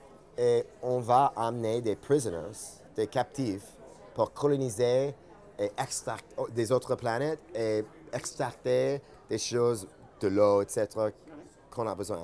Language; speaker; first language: French; non-native, fluent; English